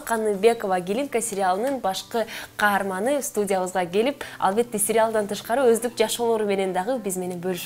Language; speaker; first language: Kyrgyz; native; Kyrgyz